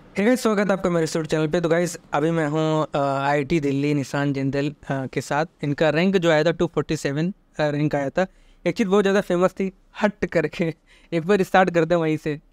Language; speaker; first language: Hindi; native; Hindi